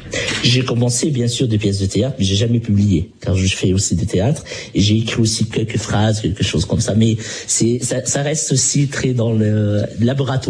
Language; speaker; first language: French; non-native, local second language; Arabic